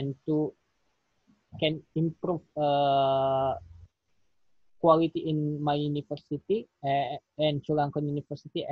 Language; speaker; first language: English; non-native, learner; Indonesian